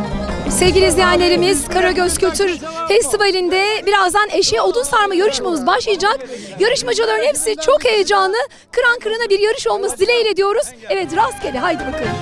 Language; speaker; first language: Turkish; native; Turkish